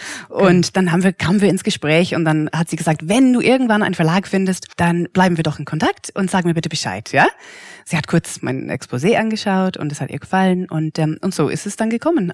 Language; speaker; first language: German; non-native, fluent; English